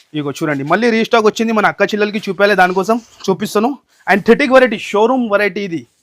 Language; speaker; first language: Telugu; non-native, local second language; Urdu